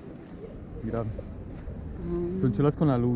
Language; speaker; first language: Spanish; non-native, fluent; English